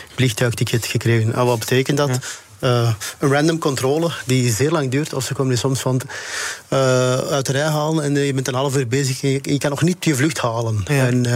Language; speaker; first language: Dutch; native; Dutch